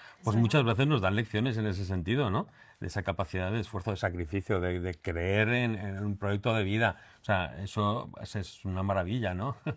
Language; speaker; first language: Spanish; native; Spanish